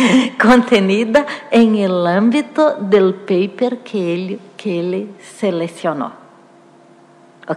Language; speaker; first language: Spanish; non-native, fluent; Portuguese